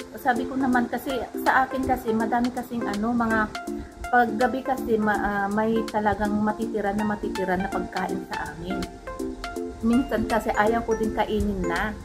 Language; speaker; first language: Filipino; non-native, local second language; Iloko